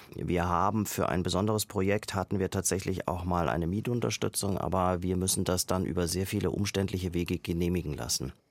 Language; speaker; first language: German; native; German